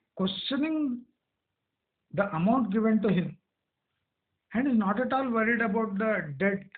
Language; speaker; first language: English; non-native, local second language; Telugu